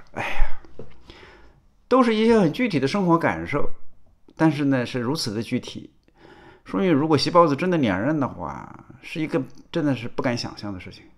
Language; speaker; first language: Chinese; native; Chinese